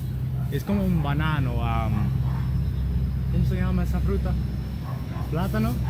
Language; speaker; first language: Spanish; non-native, learner; English